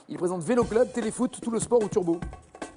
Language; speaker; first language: French; native; French